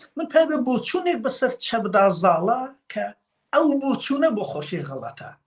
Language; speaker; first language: Central Kurdish; native; Central Kurdish